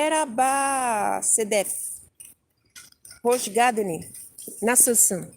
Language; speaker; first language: Turkish; non-native, learner; Portuguese